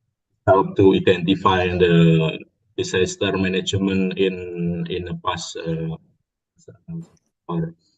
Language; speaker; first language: English; non-native, learner; Indonesian